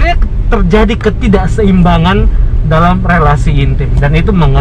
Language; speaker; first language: Indonesian; native; Indonesian